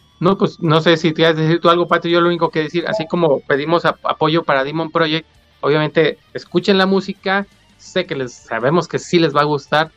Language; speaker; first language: Spanish; native; Spanish